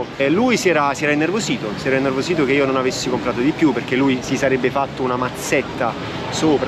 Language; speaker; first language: Italian; native; Italian